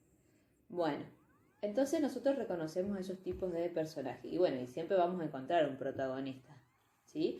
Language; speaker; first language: Spanish; native; Spanish